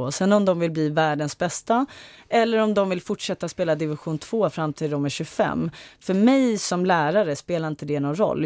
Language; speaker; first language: Swedish; native; Swedish